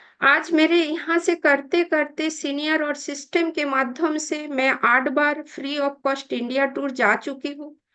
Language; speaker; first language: Hindi; non-native, local second language; Bangla